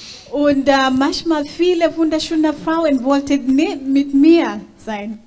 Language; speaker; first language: German; non-native, learner; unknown